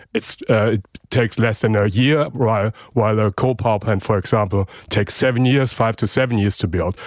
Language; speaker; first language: English; non-native, fluent; German